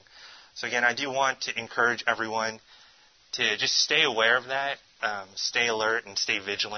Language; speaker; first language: English; native; English